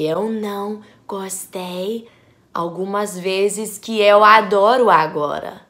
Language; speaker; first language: Portuguese; non-native, learner; English